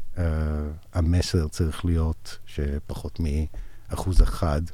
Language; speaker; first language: Hebrew; non-native, fluent; English